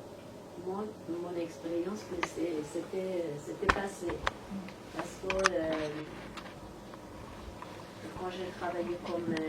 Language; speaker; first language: French; non-native, learner; Persian